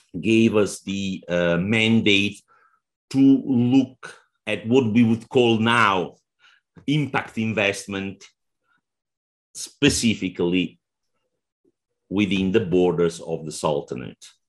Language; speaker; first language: English; non-native, fluent; Italian